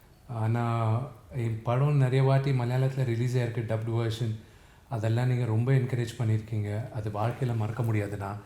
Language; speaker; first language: Tamil; non-native, local second language; Telugu